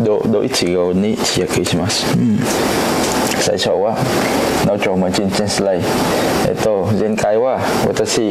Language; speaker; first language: Japanese; non-native, learner; Cantonese